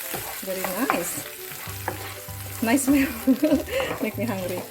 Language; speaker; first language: English; non-native, learner; Indonesian